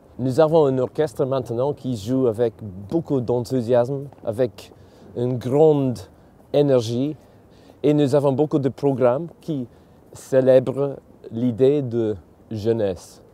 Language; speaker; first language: French; non-native, fluent; English